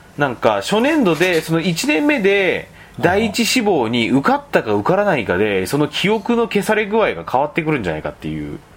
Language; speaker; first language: Japanese; early bilingual, heritage; Japanese